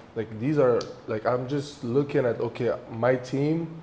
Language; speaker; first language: English; early bilingual, other home language; French